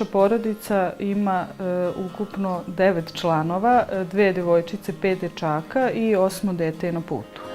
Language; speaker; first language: Serbian; native; Serbian